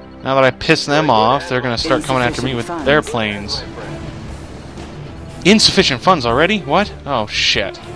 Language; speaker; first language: English; native; English